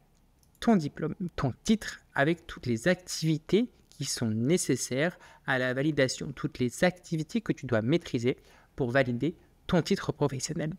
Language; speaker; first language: French; native; French